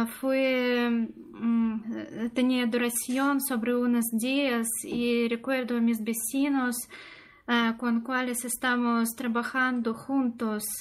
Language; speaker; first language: Spanish; non-native, learner; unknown